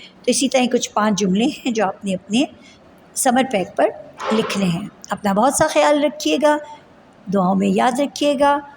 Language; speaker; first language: Urdu; native; Urdu